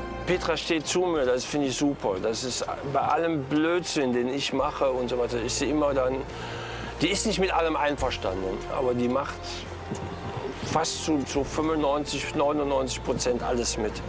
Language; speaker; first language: German; native; German